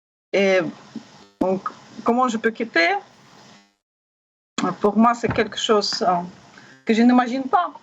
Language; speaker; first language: French; non-native, learner; Russian